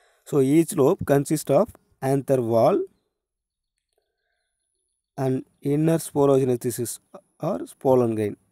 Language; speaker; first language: English; non-native, local second language; Tamil